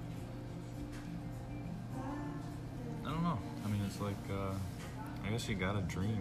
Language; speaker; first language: English; native; English